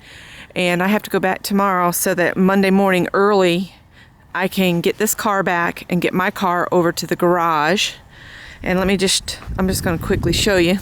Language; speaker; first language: English; native; English